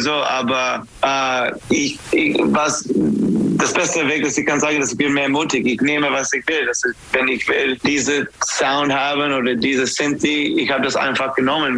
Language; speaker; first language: German; non-native, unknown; English